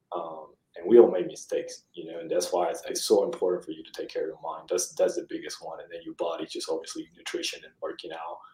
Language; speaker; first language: English; early bilingual, other home language; Spanish